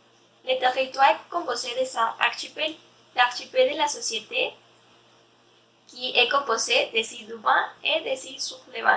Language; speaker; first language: French; non-native, learner; Spanish